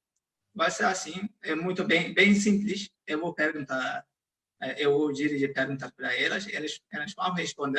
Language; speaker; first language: Portuguese; non-native, fluent; Turkish